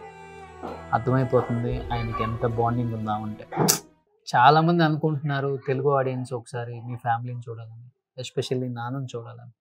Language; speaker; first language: Telugu; native; Telugu